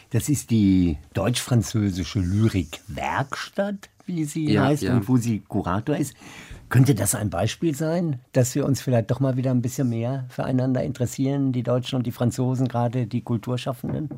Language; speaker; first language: German; native; German